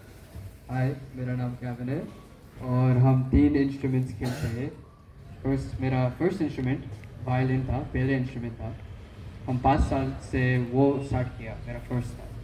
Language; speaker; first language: Hindi; non-native, learner; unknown